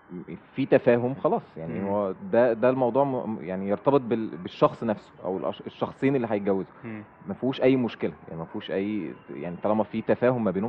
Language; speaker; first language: Arabic; native; Arabic